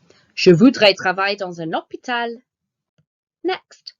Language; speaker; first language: French; non-native, fluent; English